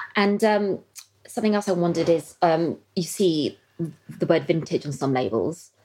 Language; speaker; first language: English; native; English